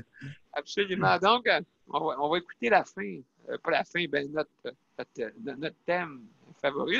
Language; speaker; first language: French; native; French